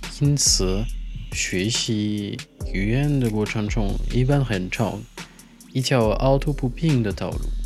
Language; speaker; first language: Chinese; non-native, fluent; French